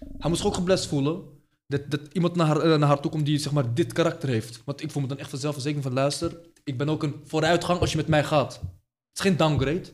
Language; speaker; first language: Dutch; early bilingual, other home language; Arabic